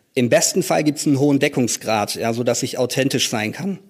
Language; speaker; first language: German; native; German